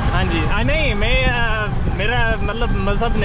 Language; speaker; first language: Hindi; non-native, learner; English